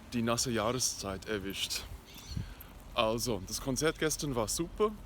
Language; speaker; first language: German; native; German